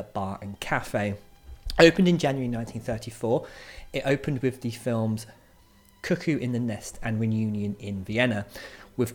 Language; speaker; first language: English; native; English